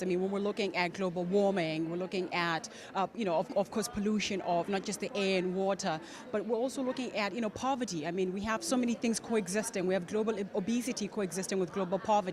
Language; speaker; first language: English; non-native, local second language; Tswana